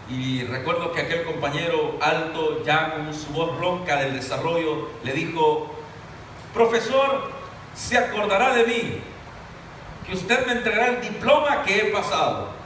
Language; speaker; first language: Spanish; native; Spanish